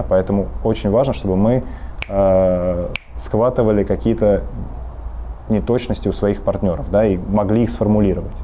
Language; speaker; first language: Russian; native; Russian